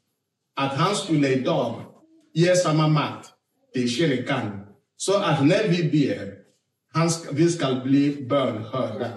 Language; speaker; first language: Swedish; non-native, fluent; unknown